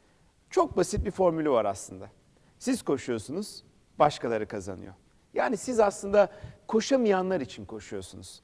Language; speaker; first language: Turkish; native; Turkish